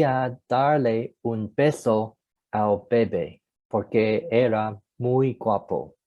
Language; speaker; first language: Spanish; non-native, learner; Chinese